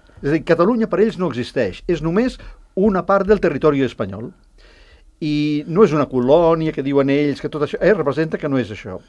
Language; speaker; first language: Catalan; native; Catalan